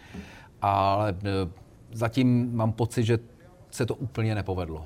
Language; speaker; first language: Czech; native; Czech